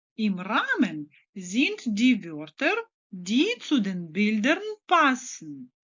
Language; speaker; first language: German; non-native, fluent; Ukrainian